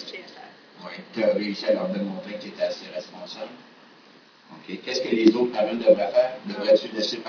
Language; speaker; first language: French; native; French